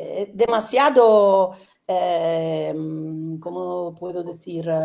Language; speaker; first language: Spanish; non-native, learner; Italian